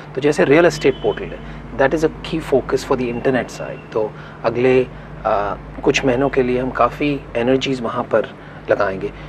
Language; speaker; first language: Hindi; native; Hindi